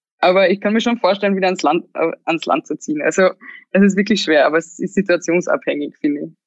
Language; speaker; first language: German; non-native, local second language; Slovenian